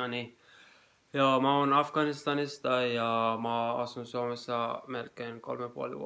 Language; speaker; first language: Finnish; non-native, learner; Persian